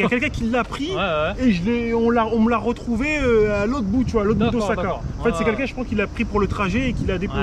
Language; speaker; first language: French; native; French